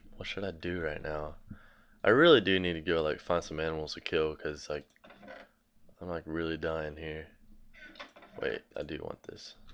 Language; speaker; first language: English; native; English